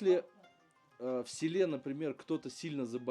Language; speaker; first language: Russian; native; Russian